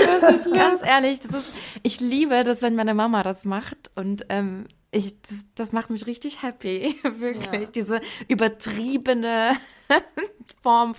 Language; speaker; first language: German; early bilingual, other home language; Persian